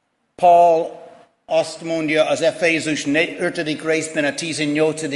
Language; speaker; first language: Hungarian; non-native, fluent; English